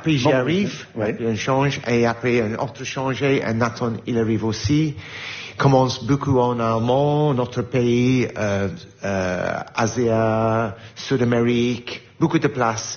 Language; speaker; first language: French; non-native, learner; English